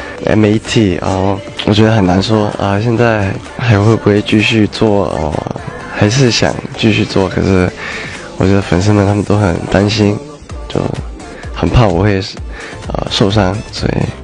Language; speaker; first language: Chinese; early bilingual, heritage; Chinese